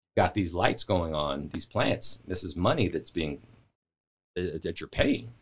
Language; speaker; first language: English; native; English